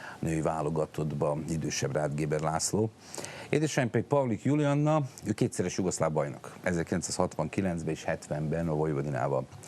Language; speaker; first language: Hungarian; native; Hungarian